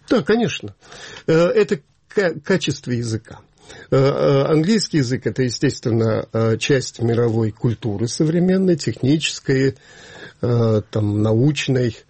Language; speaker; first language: Russian; native; Russian